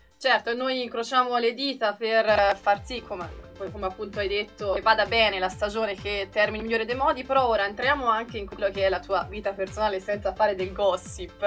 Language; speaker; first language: Italian; native; Italian